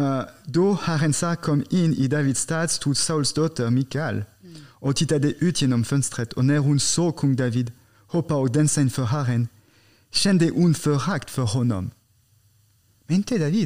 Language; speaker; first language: Swedish; non-native, fluent; French